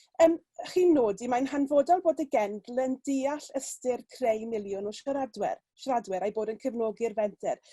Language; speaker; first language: Welsh; native; Welsh